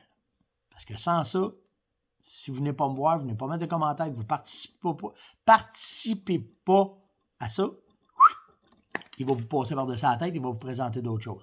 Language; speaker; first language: French; native; French